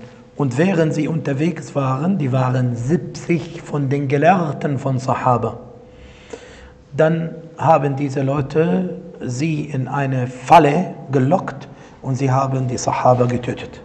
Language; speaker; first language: German; non-native, fluent; Arabic